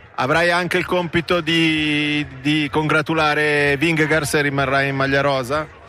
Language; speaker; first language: Italian; native; Italian